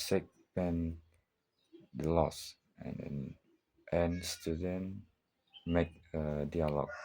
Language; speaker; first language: English; non-native, learner; Indonesian